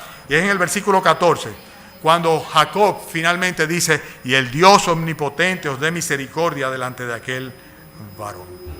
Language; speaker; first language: Spanish; native; Spanish